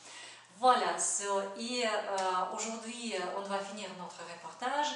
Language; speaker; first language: French; non-native, learner; Russian